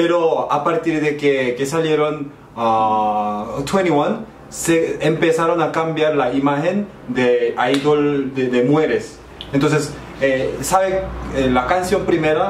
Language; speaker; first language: Spanish; non-native, fluent; Korean